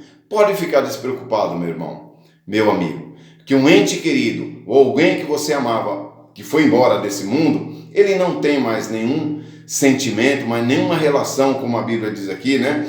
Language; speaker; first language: Portuguese; native; Portuguese